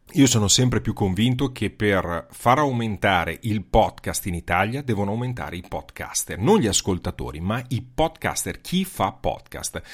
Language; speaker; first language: Italian; native; Italian